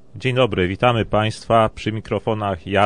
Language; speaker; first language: Polish; native; Polish